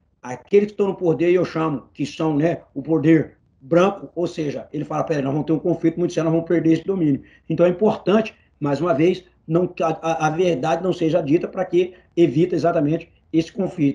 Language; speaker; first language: Portuguese; native; Portuguese